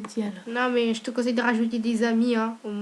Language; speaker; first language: French; native; French